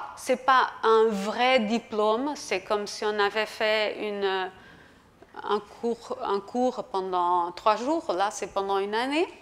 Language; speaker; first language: French; non-native, fluent; Portuguese